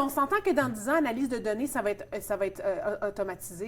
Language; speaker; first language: French; native; French